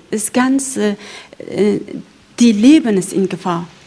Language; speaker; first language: German; non-native, learner; Persian